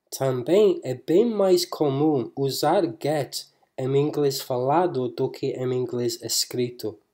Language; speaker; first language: Portuguese; non-native, fluent; English